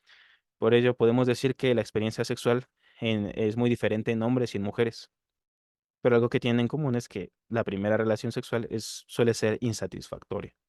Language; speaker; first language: Spanish; native; Spanish